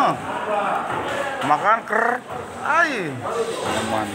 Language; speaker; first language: Indonesian; non-native, learner; Filipino